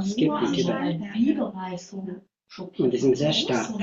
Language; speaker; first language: German; non-native, fluent; Tibetan